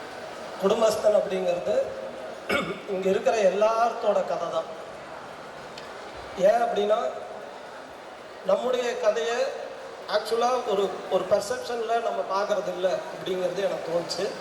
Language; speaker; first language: Tamil; native; Tamil